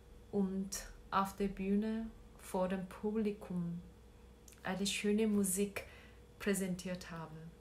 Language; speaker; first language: German; non-native, learner; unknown